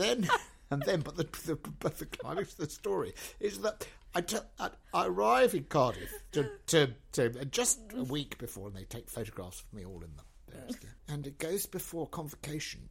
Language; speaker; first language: English; native; English